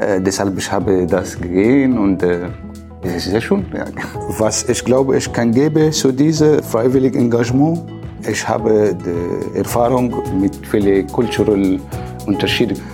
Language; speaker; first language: German; non-native, learner; Arabic